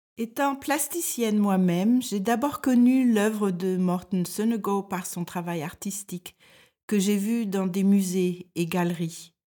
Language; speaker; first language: French; native; French